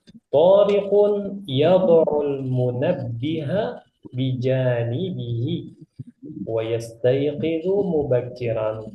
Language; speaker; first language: Arabic; non-native, fluent; Indonesian